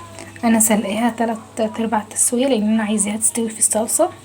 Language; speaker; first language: Arabic; native; Arabic